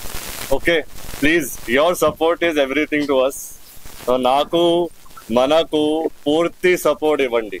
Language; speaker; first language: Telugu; non-native, learner; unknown